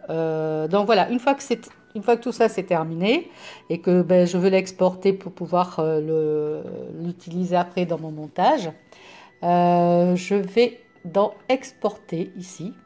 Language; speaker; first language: French; native; French